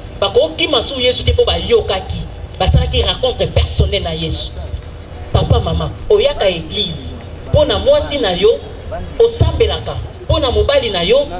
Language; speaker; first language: Lingala; native; Lingala